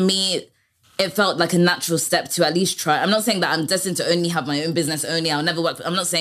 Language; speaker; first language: English; native; English